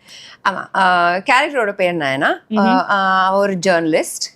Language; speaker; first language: Tamil; non-native, fluent; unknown